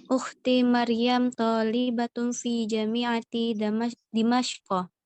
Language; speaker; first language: Arabic; non-native, learner; Indonesian